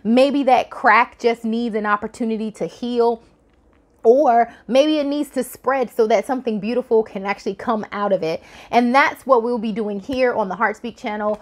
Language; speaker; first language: English; native; English